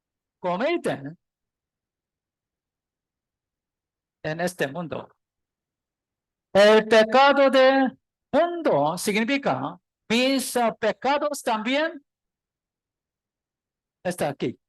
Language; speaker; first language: Spanish; non-native, learner; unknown